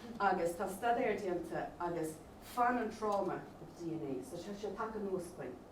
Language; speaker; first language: Irish; native; Irish